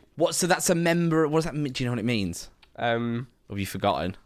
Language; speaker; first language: English; native; English